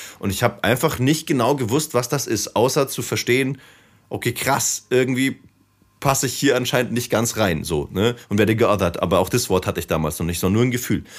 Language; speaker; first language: German; native; German